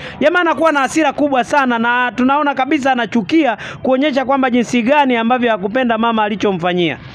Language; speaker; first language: Swahili; native; Swahili